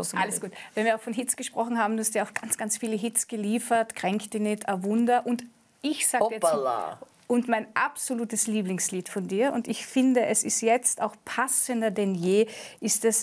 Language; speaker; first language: German; native; German